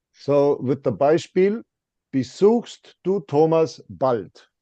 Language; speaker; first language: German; non-native, fluent; English